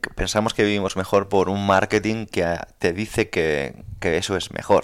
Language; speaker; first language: Spanish; native; Spanish